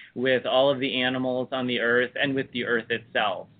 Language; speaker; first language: English; native; English